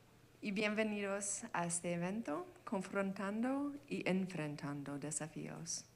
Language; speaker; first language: Spanish; non-native, fluent; English